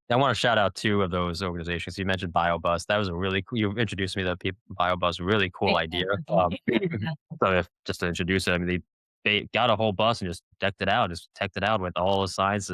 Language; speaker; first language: English; native; English